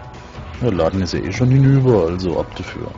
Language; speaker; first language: German; native; German